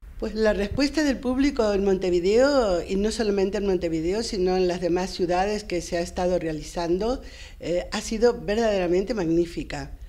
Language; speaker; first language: Spanish; native; Spanish